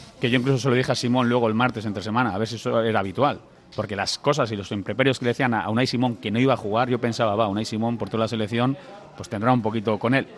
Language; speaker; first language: Spanish; native; Spanish